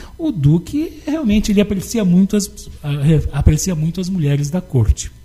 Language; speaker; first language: Portuguese; native; Portuguese